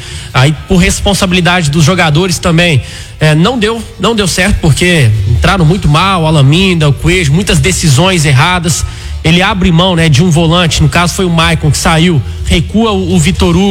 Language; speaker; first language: Portuguese; native; Portuguese